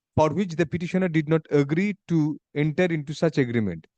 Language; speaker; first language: English; non-native, local second language; Bangla